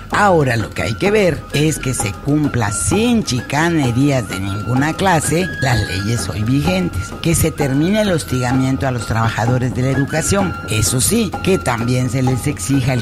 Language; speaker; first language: Spanish; native; Spanish